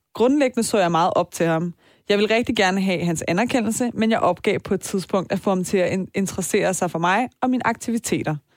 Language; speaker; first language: Danish; early bilingual, other home language; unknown